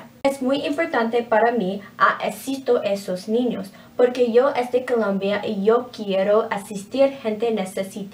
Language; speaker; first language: Spanish; non-native, learner; English